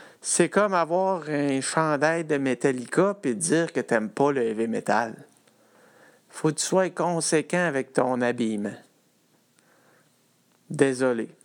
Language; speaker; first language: French; native; French